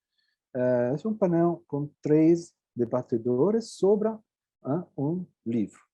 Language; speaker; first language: Portuguese; non-native, fluent; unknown